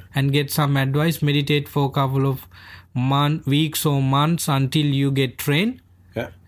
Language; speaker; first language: English; non-native, local second language; Sinhala